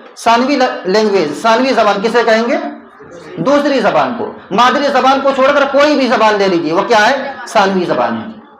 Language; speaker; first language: Urdu; native; Urdu